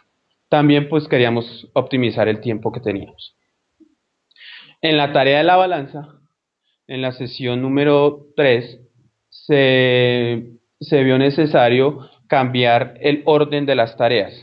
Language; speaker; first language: Spanish; native; Spanish